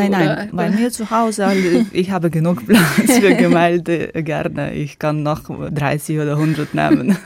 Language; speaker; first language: German; non-native, learner; Ukrainian